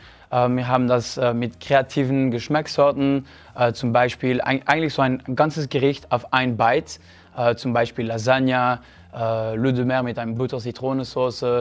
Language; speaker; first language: German; non-native, fluent; French